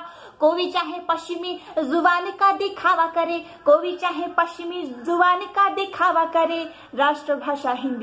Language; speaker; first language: Hindi; native; Hindi